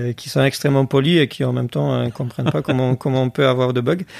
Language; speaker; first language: French; non-native, fluent; Polish